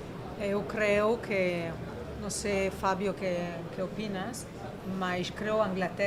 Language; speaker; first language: Portuguese; non-native, fluent; Italian